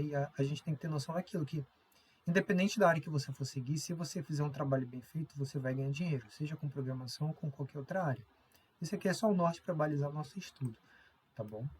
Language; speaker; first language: Portuguese; native; Portuguese